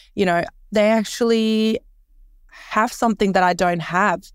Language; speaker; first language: English; early bilingual, other home language; Korean